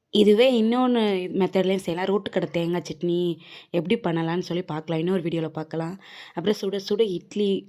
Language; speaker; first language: Tamil; native; Tamil